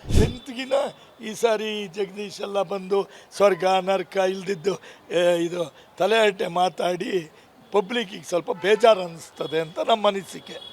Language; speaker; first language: Kannada; native; Kannada